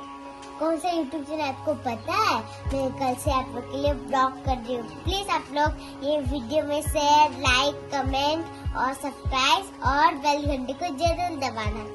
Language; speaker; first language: Hindi; non-native, local second language; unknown